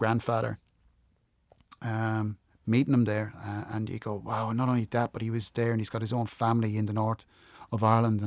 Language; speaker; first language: English; native; English